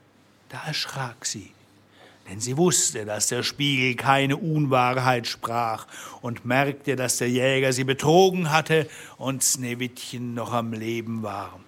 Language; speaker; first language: German; native; German